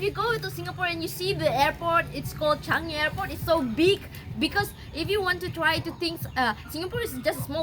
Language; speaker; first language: English; non-native, learner; Indonesian